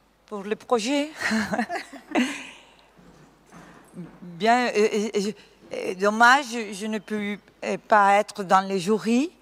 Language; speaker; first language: French; non-native, learner; Spanish